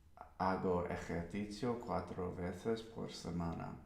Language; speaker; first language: Spanish; non-native, learner; English